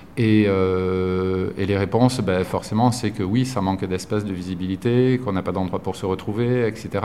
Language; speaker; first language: French; native; French